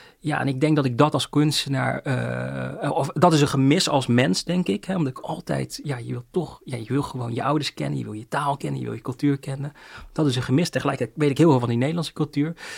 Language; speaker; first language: Dutch; early bilingual, other home language; Cantonese